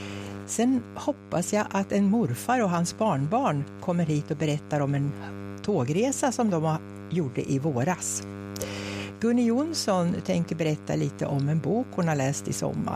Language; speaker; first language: Swedish; native; Swedish